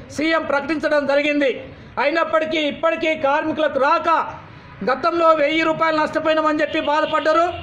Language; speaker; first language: Telugu; native; Telugu